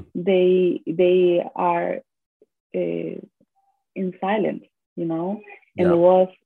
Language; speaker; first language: English; non-native, learner; Spanish